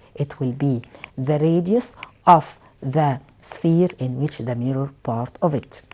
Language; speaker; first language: English; non-native, fluent; Arabic